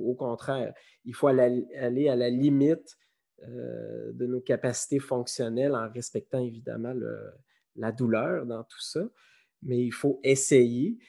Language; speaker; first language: French; native; French